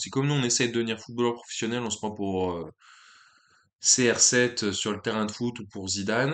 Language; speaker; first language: French; native; French